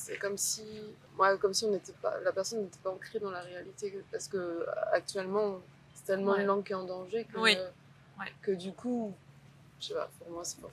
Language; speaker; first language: French; native; French